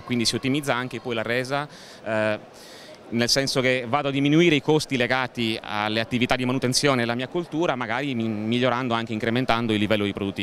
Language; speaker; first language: Italian; native; Italian